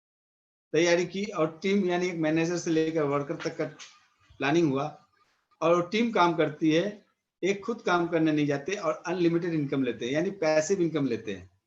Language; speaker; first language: Hindi; native; Hindi